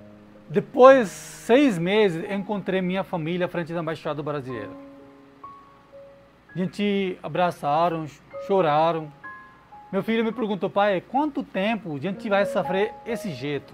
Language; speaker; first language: Portuguese; non-native, learner; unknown